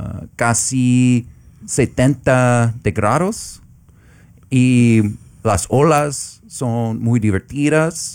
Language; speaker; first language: Spanish; non-native, learner; English